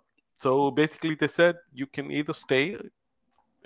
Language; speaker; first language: English; non-native, local second language; Tamil